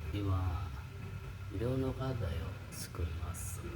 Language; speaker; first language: Japanese; non-native, learner; Indonesian